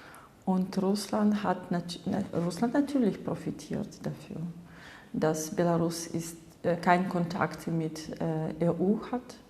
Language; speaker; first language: German; non-native, fluent; Russian